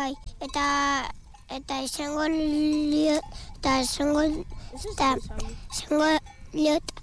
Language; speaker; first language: Basque; non-native, local second language; Spanish